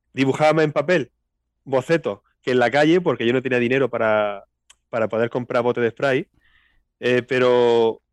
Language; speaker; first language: Spanish; native; Spanish